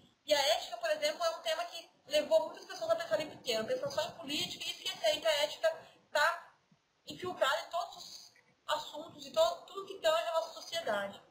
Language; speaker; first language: Portuguese; native; Portuguese